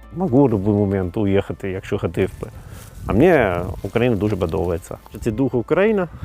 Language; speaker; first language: Ukrainian; non-native, learner; German